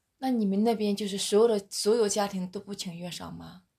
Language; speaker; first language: Chinese; native; Chinese